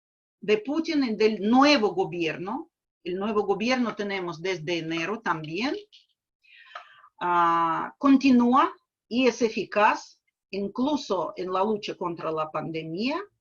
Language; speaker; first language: Spanish; non-native, fluent; Russian